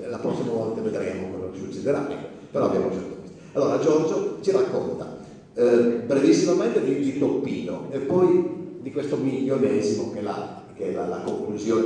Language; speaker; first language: Italian; native; Italian